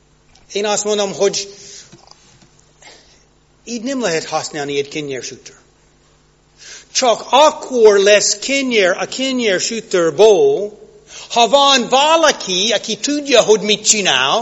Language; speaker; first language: Hungarian; non-native, fluent; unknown